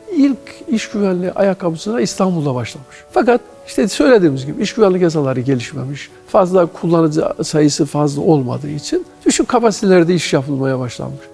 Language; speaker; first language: Turkish; native; Turkish